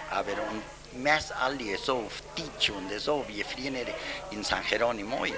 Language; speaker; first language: German; early bilingual, heritage; German